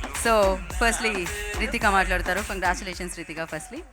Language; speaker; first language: Telugu; native; Telugu